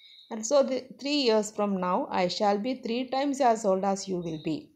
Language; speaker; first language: English; non-native, local second language; Malayalam